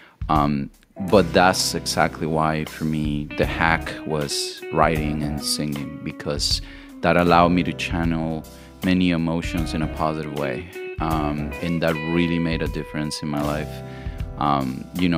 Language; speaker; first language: English; non-native, fluent; Spanish